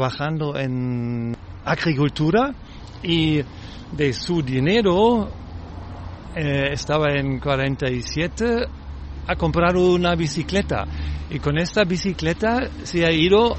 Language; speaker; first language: Spanish; non-native, fluent; German